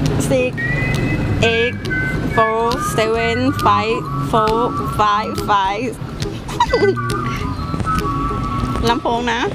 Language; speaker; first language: English; non-native, learner; Thai